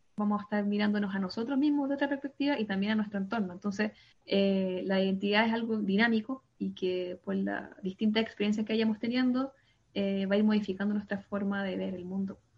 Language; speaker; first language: Spanish; native; Spanish